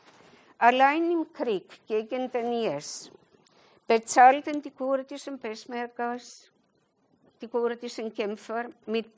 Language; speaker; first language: German; non-native, fluent; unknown